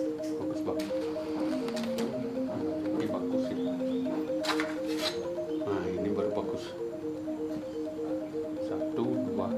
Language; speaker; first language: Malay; non-native, local second language; Balinese